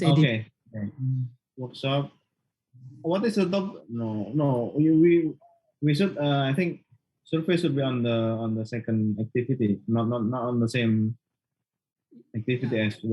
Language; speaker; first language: English; non-native, learner; Malay